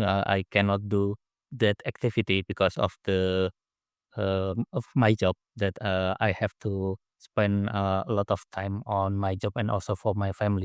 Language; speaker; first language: English; non-native, learner; Indonesian